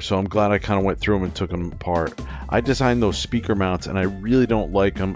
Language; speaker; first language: English; native; English